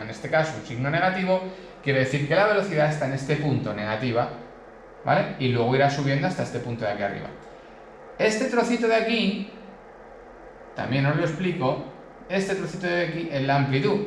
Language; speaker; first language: Spanish; native; Spanish